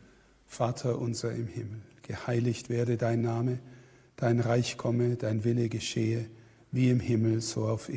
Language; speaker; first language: German; native; German